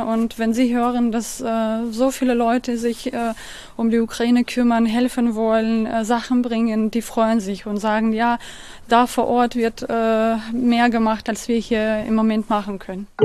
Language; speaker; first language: German; non-native, fluent; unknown